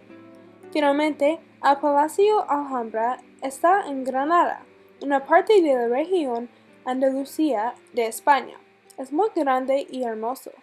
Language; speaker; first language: Spanish; non-native, learner; English